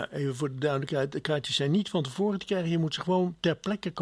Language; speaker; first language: Dutch; native; Dutch